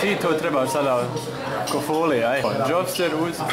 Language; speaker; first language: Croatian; early bilingual, heritage; Croatian